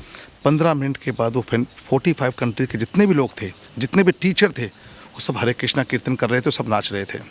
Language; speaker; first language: Hindi; non-native, fluent; English